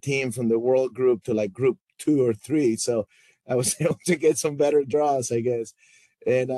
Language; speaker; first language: English; non-native, fluent; Spanish